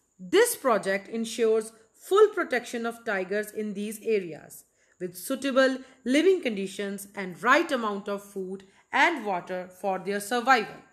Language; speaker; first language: English; non-native, local second language; Punjabi